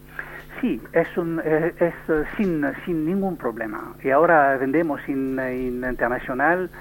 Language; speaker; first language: Spanish; non-native, learner; French